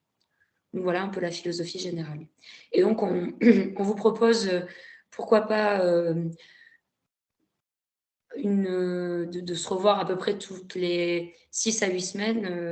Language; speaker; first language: French; native; French